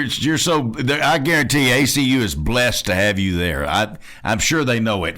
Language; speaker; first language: English; native; English